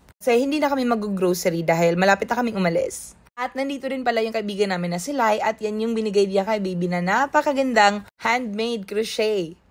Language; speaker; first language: Filipino; non-native, local second language; Cebuano